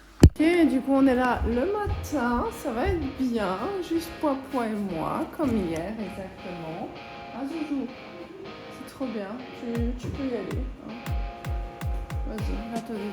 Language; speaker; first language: French; native; French